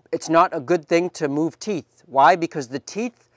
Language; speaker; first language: English; native; English